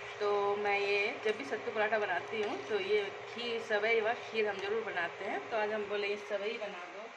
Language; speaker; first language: Hindi; non-native, local second language; Bangla